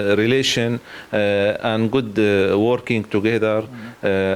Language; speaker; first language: English; non-native, learner; Arabic